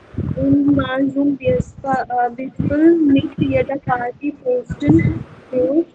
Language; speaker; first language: German; non-native, learner; Hindi